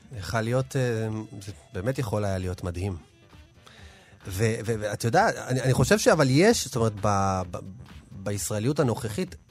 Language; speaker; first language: Hebrew; native; Hebrew